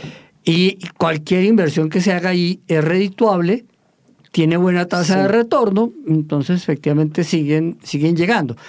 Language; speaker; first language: Spanish; native; Spanish